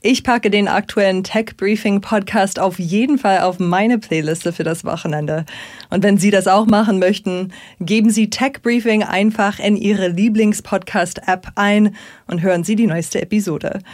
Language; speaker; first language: German; native; German